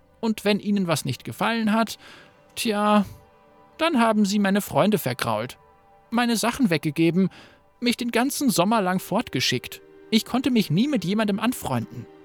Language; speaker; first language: German; native; German